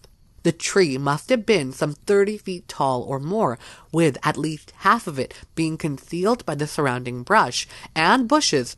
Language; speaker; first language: English; native; English